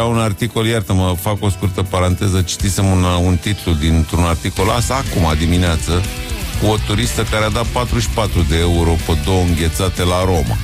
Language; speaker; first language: Romanian; native; Romanian